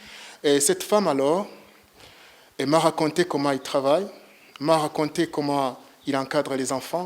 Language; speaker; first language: French; non-native, local second language; Rundi